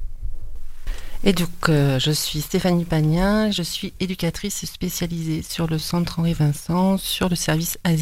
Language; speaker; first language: French; native; French